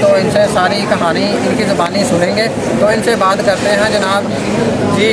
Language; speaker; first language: Urdu; non-native, local second language; Punjabi